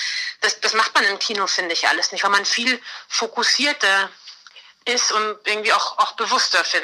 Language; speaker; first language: German; native; German